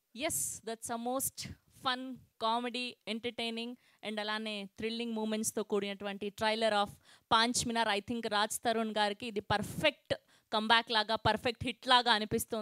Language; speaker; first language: Telugu; native; Telugu